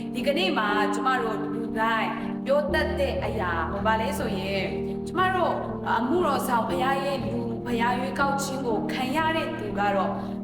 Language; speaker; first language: Burmese; non-native, local second language; Kachin